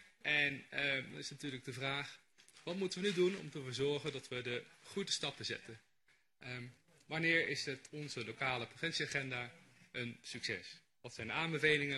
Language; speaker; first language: Dutch; native; Dutch